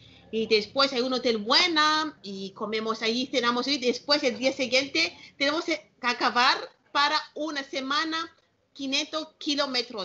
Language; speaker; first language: Spanish; non-native, learner; Malagasy